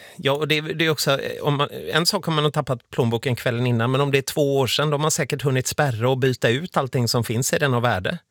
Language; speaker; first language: Swedish; native; Swedish